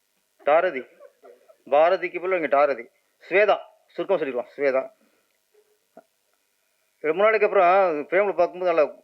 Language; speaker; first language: Tamil; native; Tamil